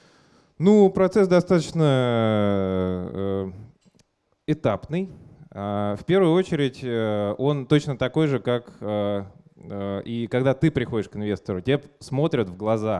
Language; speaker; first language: Russian; native; Russian